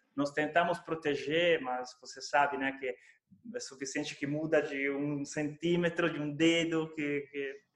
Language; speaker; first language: Portuguese; non-native, fluent; Italian